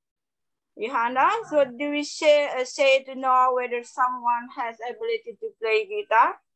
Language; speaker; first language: English; non-native, learner; Indonesian